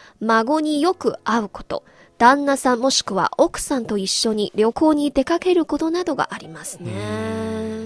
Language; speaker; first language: Japanese; non-native, fluent; Chinese